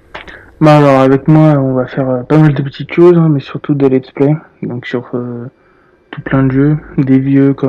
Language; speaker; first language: French; native; French